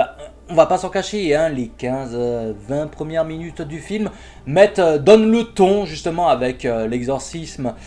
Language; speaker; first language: French; native; French